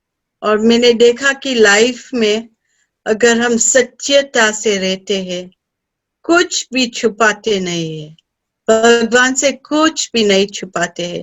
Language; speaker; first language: Hindi; early bilingual, heritage; Hindi